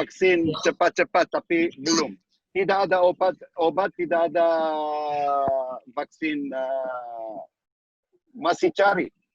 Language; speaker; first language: Indonesian; non-native, learner; Hebrew